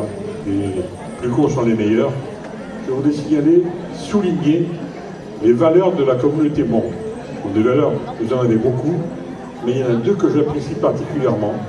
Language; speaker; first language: French; native; French